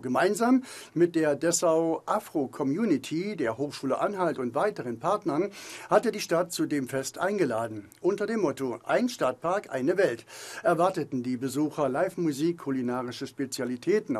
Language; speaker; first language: German; native; German